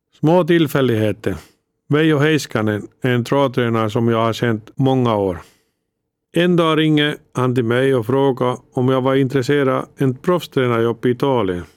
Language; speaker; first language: Swedish; non-native, fluent; Finnish